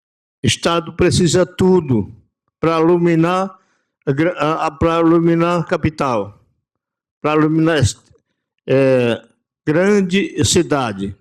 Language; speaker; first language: Portuguese; non-native, local second language; Yanomámi